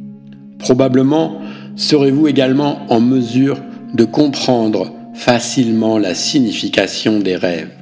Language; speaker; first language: French; native; French